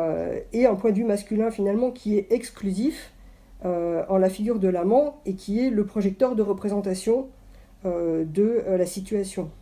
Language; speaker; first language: French; native; French